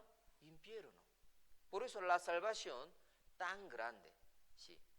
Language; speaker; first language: Spanish; non-native, fluent; Korean